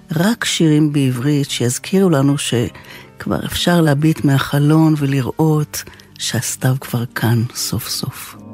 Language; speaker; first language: Hebrew; native; Hebrew